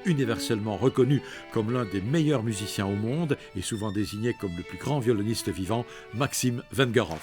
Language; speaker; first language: French; native; French